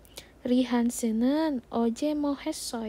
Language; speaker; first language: Korean; non-native, fluent; Indonesian